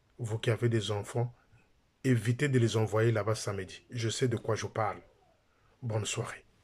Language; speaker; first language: French; non-native, local second language; Lingala